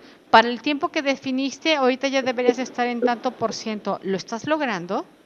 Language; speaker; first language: Spanish; native; Spanish